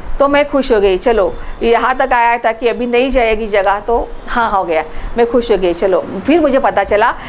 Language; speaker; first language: Hindi; non-native, local second language; Marathi